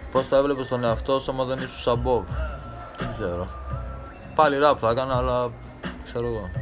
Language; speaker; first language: Greek; early bilingual, other home language; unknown